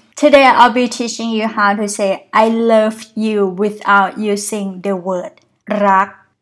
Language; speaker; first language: English; non-native, fluent; Thai